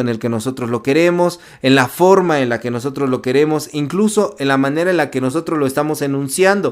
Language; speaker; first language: Spanish; native; Spanish